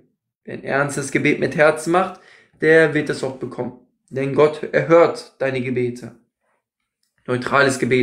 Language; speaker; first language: German; native; German